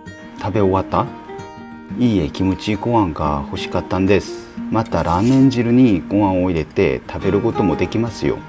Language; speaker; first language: Japanese; non-native, learner; Korean